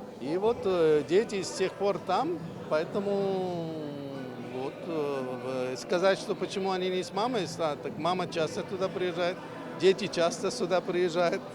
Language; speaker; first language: Russian; non-native, fluent; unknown